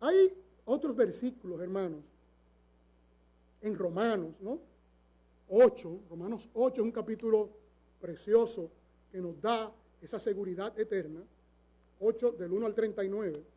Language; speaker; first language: Spanish; native; Spanish